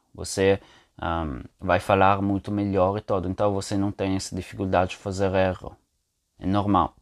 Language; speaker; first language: Portuguese; non-native, fluent; Italian